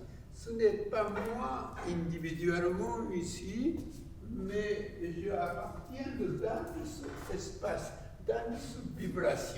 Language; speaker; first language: French; non-native, learner; Japanese